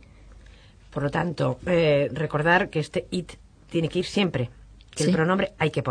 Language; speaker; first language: Spanish; native; Spanish